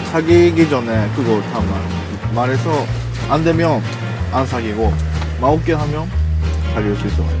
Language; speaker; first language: Korean; non-native, fluent; Japanese